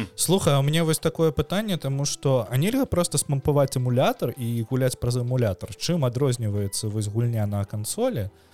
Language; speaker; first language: Belarusian; non-native, local second language; Russian